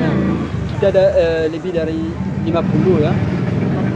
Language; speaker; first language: Indonesian; non-native, learner; French